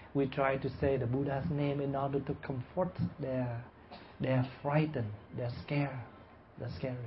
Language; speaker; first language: English; non-native, fluent; Vietnamese